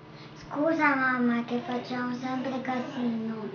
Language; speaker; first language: Italian; early bilingual, other home language; Russian